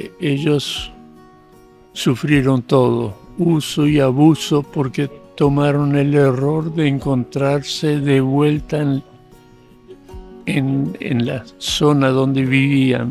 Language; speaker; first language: Spanish; early bilingual, other home language; German